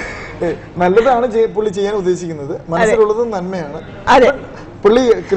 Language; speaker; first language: Malayalam; native; Malayalam